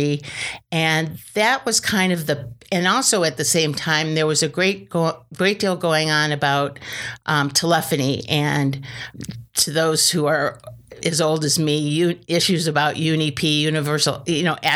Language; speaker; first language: English; native; English